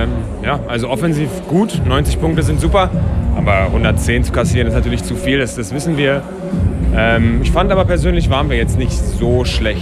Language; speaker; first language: German; native; German